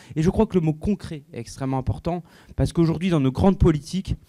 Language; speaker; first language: French; native; French